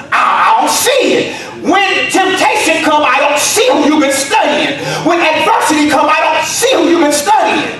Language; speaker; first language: English; native; English